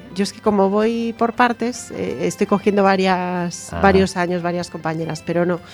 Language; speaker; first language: Spanish; native; Spanish